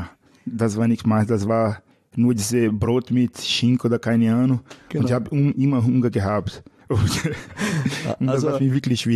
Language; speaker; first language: German; non-native, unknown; Portuguese